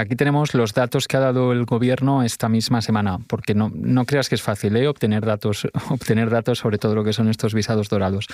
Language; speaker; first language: Spanish; native; Spanish